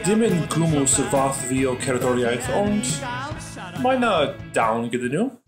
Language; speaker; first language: Welsh; non-native, learner; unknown